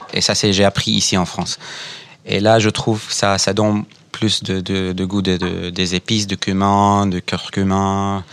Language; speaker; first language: French; non-native, fluent; Arabic